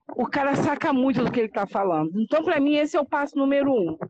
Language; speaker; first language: Portuguese; native; Portuguese